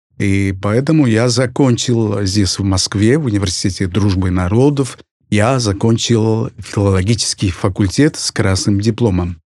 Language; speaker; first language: Russian; non-native, fluent; Spanish